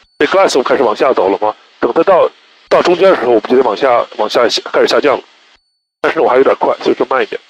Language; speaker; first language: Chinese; native; Chinese